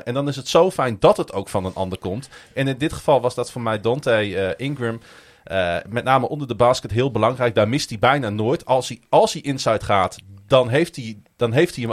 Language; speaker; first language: Dutch; native; Dutch